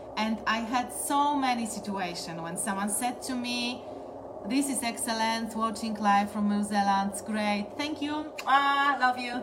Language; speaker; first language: English; non-native, learner; Polish